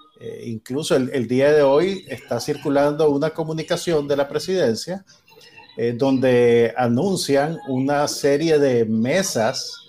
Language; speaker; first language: Spanish; native; Spanish